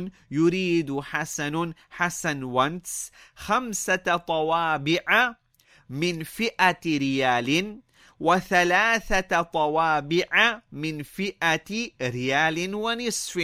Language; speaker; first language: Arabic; non-native, fluent; English